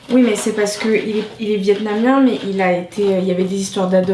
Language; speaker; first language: French; early bilingual, other home language; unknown